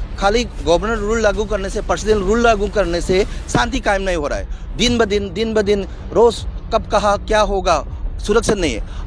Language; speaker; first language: Hindi; non-native, local second language; Manipuri